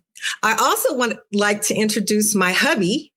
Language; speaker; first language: English; native; English